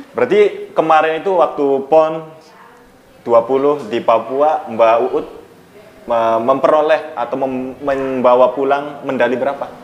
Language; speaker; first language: Indonesian; native; Indonesian